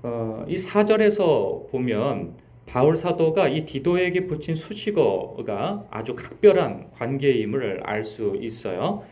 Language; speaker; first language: Korean; native; Korean